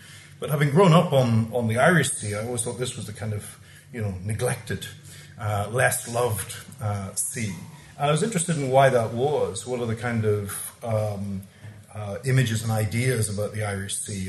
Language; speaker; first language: English; native; English